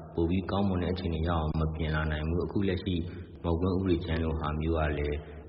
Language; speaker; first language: Burmese; native; Burmese